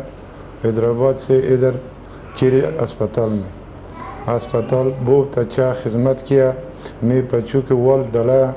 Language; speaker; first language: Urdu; non-native, learner; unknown